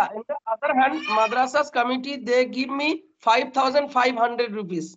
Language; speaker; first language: English; non-native, learner; Bangla